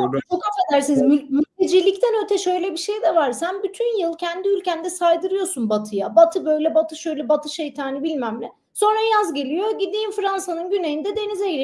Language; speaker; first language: Turkish; native; Turkish